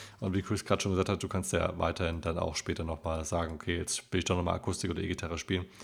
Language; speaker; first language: German; native; German